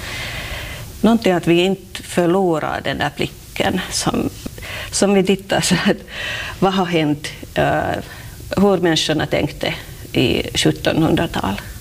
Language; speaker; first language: Swedish; non-native, local second language; Finnish